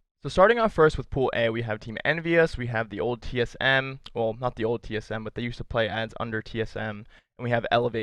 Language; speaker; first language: English; native; English